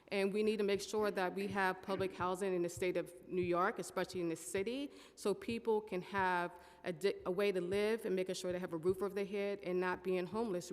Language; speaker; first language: English; native; English